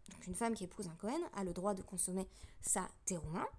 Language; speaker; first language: French; native; French